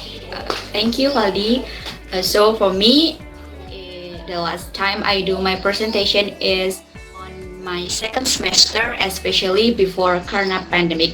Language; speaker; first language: English; non-native, learner; Indonesian